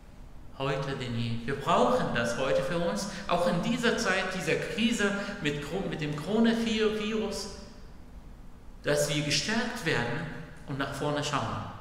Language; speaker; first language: German; non-native, fluent; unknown